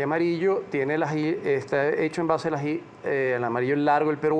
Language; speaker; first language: Spanish; native; Spanish